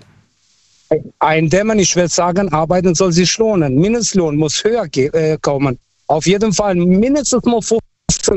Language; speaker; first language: German; non-native, fluent; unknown